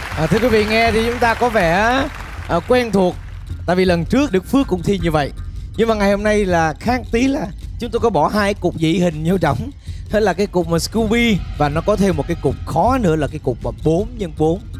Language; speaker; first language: Vietnamese; native; Vietnamese